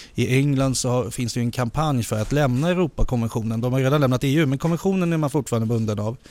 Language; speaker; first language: Swedish; native; Swedish